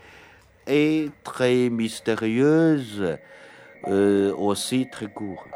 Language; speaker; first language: French; non-native, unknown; Chinese